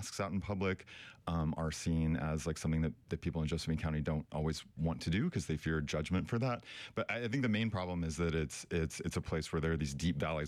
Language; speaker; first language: English; native; English